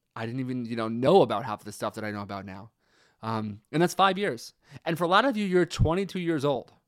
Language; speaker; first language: English; native; English